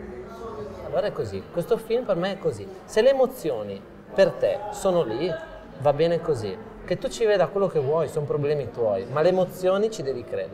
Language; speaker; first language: Italian; native; Italian